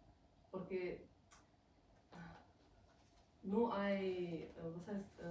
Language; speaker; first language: Spanish; non-native, fluent; German